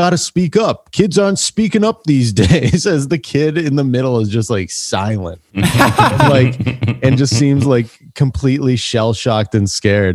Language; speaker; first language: English; native; English